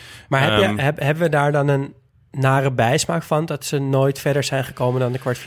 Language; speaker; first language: Dutch; native; Dutch